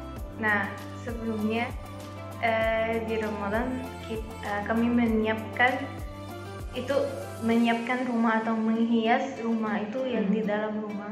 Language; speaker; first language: Indonesian; non-native, fluent; Arabic